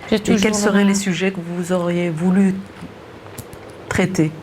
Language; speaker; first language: French; native; French